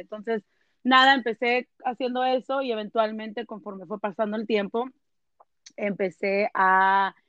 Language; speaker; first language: Spanish; early bilingual, heritage; Spanish